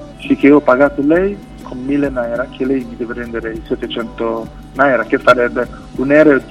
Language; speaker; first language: Italian; non-native, fluent; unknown